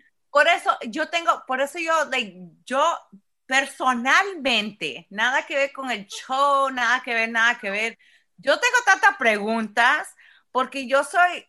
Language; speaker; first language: Spanish; early bilingual, heritage; Spanish